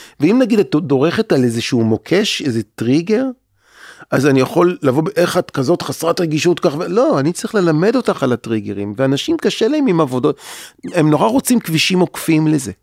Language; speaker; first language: Hebrew; native; Hebrew